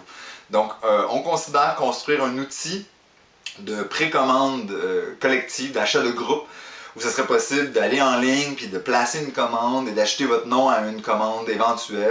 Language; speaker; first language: French; native; French